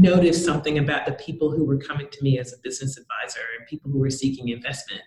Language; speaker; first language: English; native; English